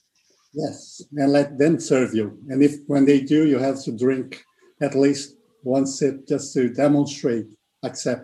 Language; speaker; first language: English; non-native, fluent; Portuguese